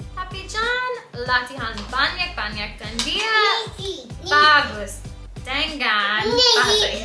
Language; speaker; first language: Indonesian; non-native, learner; English